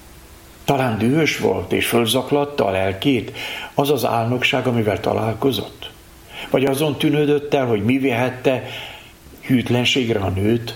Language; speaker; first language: Hungarian; native; Hungarian